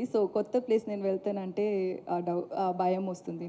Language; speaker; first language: Telugu; non-native, learner; Tamil